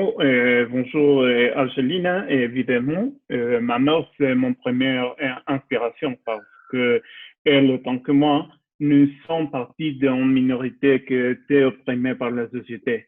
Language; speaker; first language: French; non-native, learner; Spanish